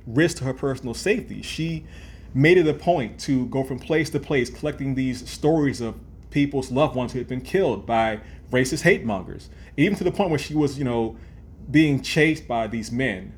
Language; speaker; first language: English; native; English